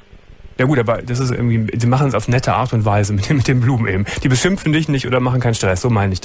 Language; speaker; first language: German; native; German